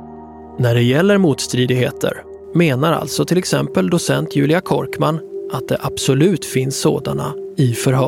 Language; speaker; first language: Swedish; native; Swedish